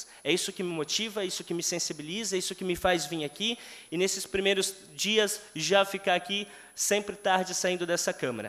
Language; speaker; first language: Portuguese; native; Portuguese